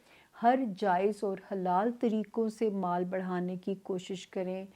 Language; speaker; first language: Urdu; native; Urdu